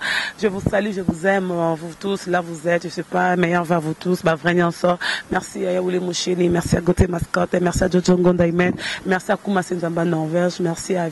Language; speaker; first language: French; non-native, local second language; Lingala